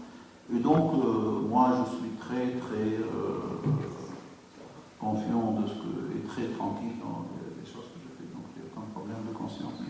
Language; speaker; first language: French; non-native, local second language; Arabic